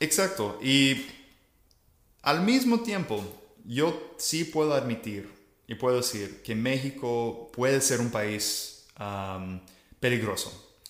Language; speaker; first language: Spanish; non-native, fluent; English